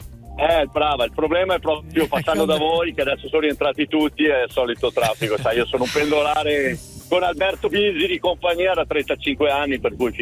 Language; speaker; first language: Italian; native; Italian